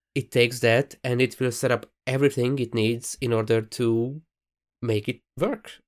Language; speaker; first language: English; non-native, fluent; Hungarian